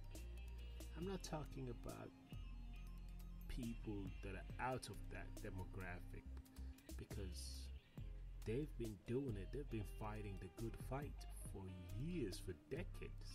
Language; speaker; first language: English; non-native, local second language; Krio